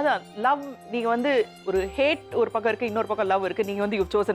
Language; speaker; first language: Tamil; native; Tamil